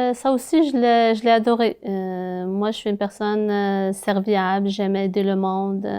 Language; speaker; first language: French; non-native, local second language; Arabic